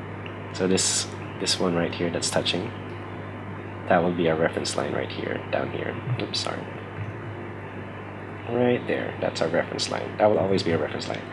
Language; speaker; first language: English; native; English